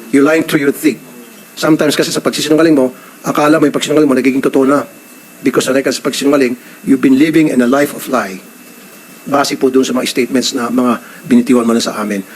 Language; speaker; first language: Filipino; native; Filipino